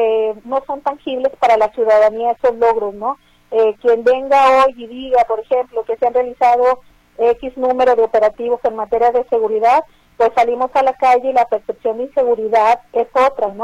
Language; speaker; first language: Spanish; native; Spanish